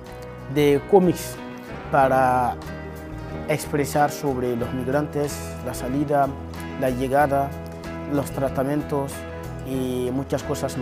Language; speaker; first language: Spanish; non-native, fluent; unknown